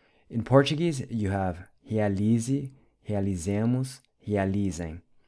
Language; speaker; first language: English; native; English